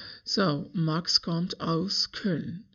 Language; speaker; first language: German; non-native, learner; English